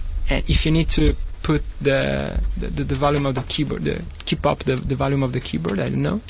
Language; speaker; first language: English; non-native, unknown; Italian